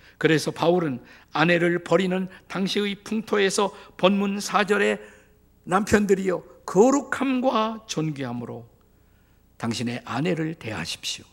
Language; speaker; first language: Korean; native; Korean